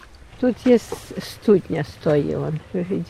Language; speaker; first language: Polish; non-native, local second language; Ukrainian